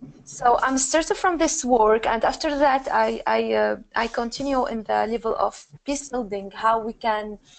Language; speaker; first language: English; non-native, learner; Arabic